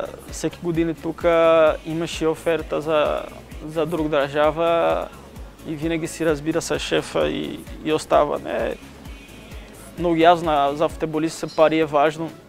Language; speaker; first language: Bulgarian; non-native, learner; Portuguese